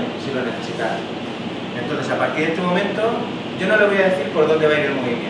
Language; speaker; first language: Spanish; native; Spanish